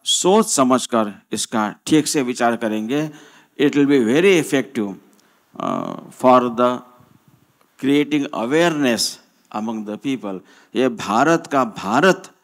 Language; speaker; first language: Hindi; non-native, local second language; Marathi